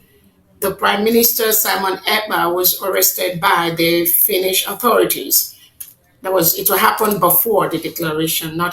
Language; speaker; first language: English; non-native, local second language; Igbo